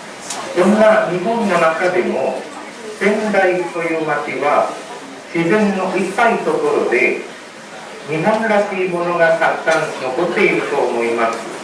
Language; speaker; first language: Japanese; non-native, fluent; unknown